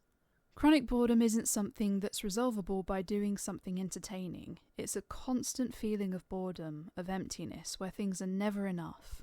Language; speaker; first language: English; native; English